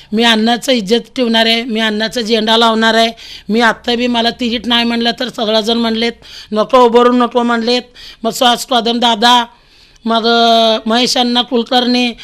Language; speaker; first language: Marathi; non-native, local second language; Telugu